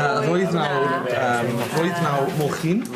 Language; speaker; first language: Welsh; non-native, learner; English